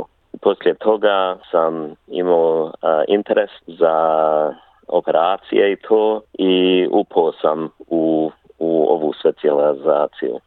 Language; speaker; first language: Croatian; early bilingual, heritage; Bosnian